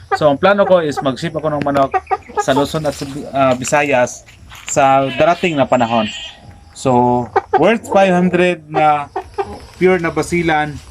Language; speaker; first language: Filipino; non-native, local second language; Cebuano